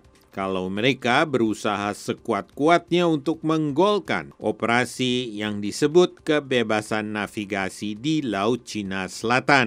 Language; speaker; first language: Indonesian; native; Indonesian